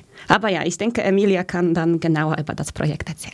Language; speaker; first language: German; early bilingual, other home language; Polish